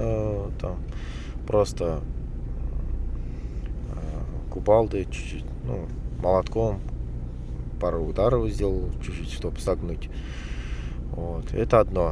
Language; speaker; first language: Russian; non-native, local second language; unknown